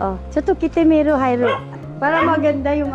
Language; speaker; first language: Japanese; non-native, learner; Filipino